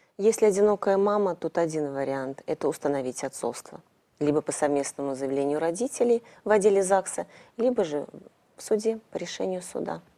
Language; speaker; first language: Russian; native; Russian